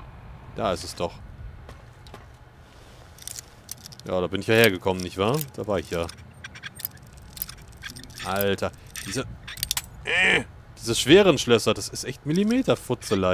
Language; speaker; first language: German; native; German